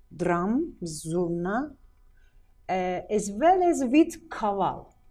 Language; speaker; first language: English; non-native, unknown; Turkish